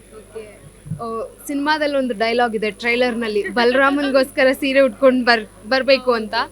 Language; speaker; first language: Kannada; native; Kannada